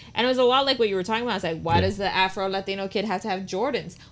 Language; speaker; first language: English; non-native, fluent; Spanish